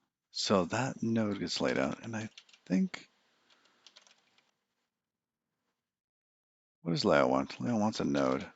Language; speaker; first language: English; native; English